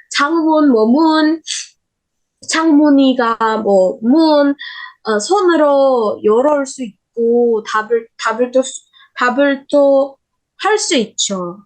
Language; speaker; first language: Korean; non-native, learner; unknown